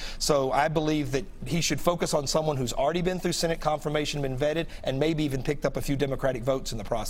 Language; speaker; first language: English; native; English